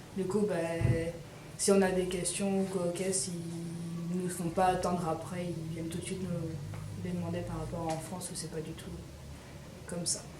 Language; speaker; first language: French; native; French